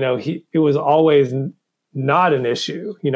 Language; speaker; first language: English; native; English